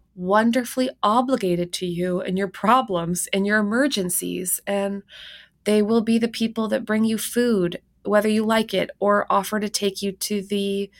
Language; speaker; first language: English; native; English